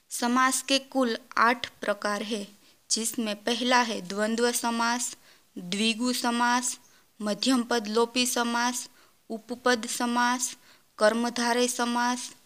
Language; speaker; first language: Hindi; non-native, local second language; Gujarati